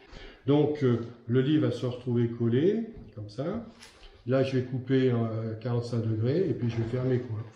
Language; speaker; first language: French; native; French